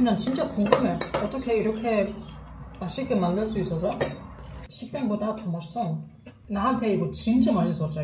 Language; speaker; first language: Korean; non-native, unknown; German